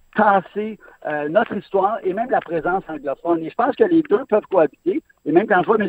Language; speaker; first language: French; native; French